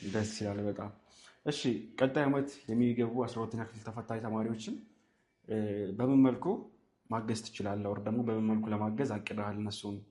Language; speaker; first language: Amharic; native; Amharic